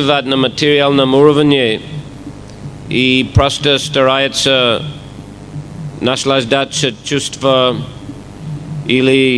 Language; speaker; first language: Russian; non-native, fluent; English